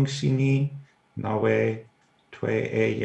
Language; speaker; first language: Korean; non-native, learner; English